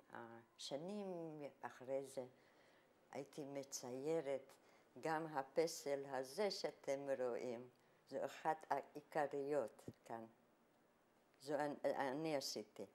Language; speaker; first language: Hebrew; non-native, fluent; German